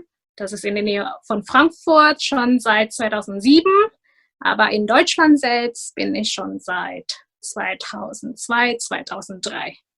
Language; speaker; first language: German; non-native, fluent; Indonesian